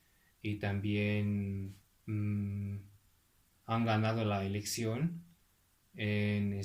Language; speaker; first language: Spanish; non-native, fluent; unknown